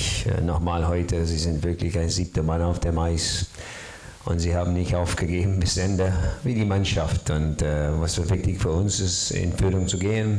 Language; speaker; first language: German; non-native, fluent; English